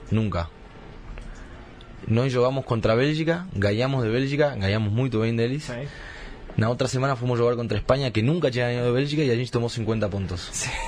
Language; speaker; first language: Portuguese; early bilingual, heritage; Spanish